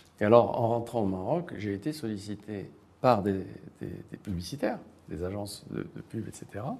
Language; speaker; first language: French; non-native, local second language; Arabic